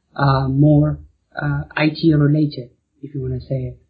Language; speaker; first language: English; non-native, fluent; Arabic